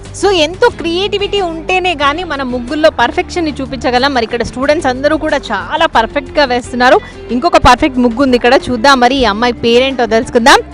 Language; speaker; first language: Telugu; native; Telugu